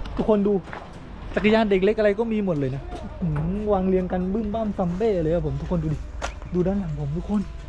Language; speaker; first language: Thai; native; Thai